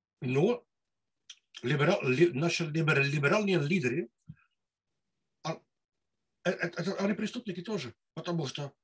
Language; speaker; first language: Russian; non-native, learner; Dutch